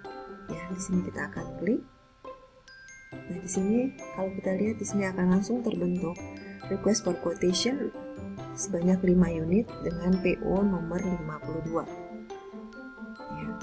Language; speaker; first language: Indonesian; native; Indonesian